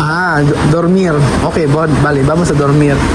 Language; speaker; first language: Spanish; non-native, learner; Filipino